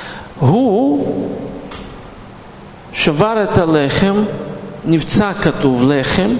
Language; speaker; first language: Hebrew; non-native, fluent; Russian